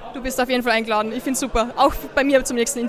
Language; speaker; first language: German; native; German